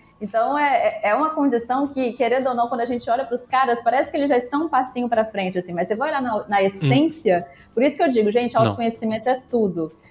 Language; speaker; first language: Portuguese; native; Portuguese